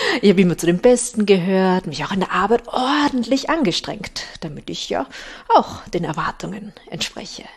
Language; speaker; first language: German; native; German